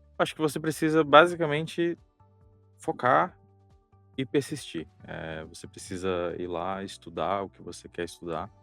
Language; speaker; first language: Portuguese; native; Portuguese